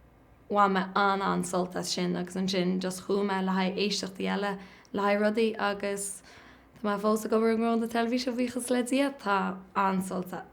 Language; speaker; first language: Irish; native; Irish